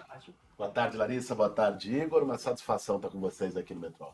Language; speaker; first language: Portuguese; native; Portuguese